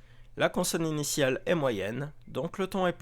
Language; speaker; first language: French; native; French